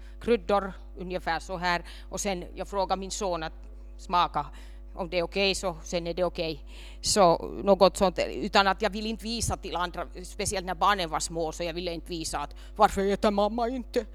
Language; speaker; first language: Swedish; non-native, local second language; Finnish